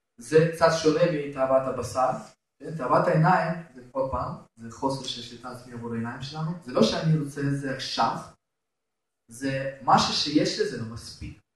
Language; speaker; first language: Hebrew; non-native, fluent; Russian